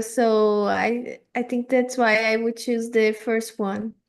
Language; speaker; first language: English; non-native, fluent; Portuguese